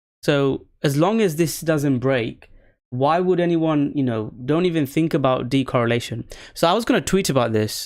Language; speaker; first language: English; native; English